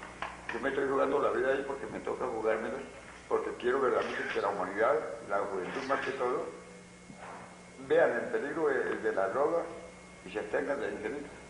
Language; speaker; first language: Spanish; native; Spanish